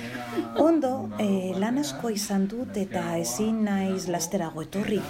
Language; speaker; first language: Basque; non-native, learner; Spanish